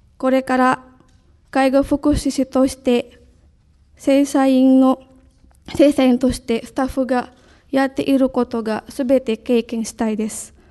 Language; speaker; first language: Japanese; non-native, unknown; Indonesian